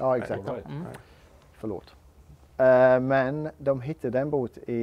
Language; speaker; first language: Swedish; non-native, learner; English